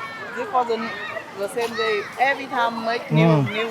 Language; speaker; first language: English; non-native, learner; Chinese